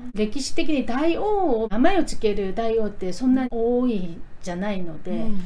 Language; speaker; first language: Japanese; non-native, fluent; Korean